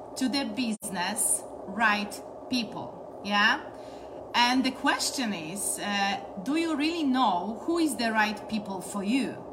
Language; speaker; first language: English; non-native, learner; Polish